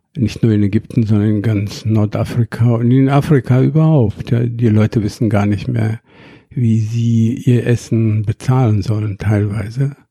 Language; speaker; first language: German; non-native, fluent; Arabic